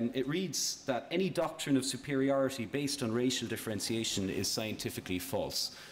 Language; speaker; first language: English; native; English